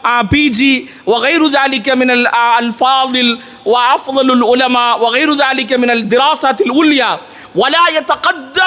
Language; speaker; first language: Arabic; non-native, fluent; Tamil